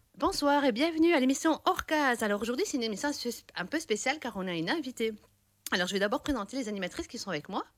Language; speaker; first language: French; native; French